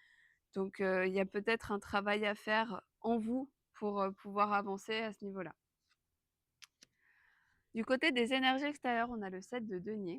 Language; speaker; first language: French; native; French